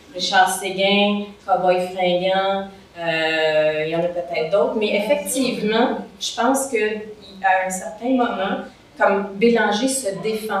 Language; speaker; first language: French; native; French